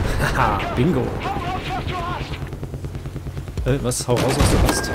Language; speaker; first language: German; native; German